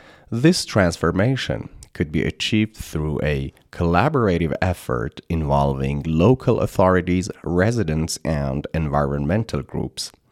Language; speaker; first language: English; non-native, fluent; Persian